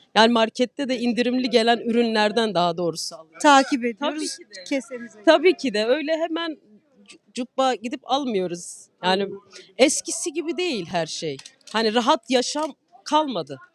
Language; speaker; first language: Turkish; native; Turkish